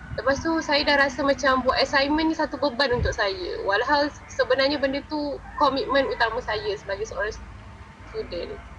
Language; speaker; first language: Malay; native; Malay